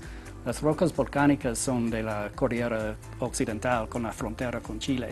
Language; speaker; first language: Spanish; non-native, learner; English